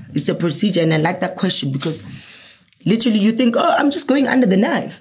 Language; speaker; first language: English; non-native, local second language; Southern Sotho